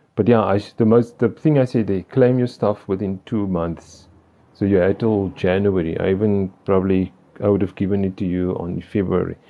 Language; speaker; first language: English; non-native, local second language; Afrikaans